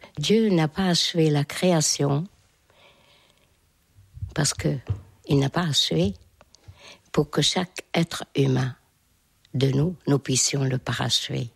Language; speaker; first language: French; non-native, fluent; Hungarian